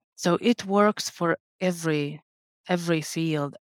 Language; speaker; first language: English; non-native, fluent; Lithuanian